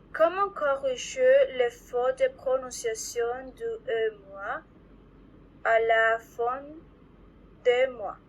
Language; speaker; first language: French; non-native, learner; Spanish